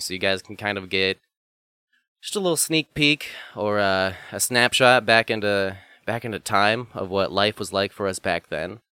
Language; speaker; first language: English; native; English